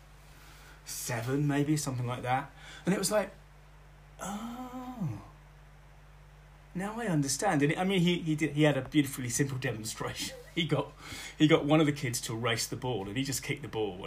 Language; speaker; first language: English; native; English